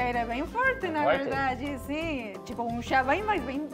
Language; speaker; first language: Portuguese; non-native, fluent; Spanish